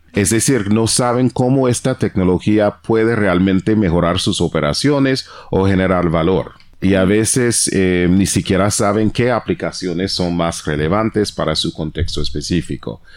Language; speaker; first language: Spanish; non-native, fluent; English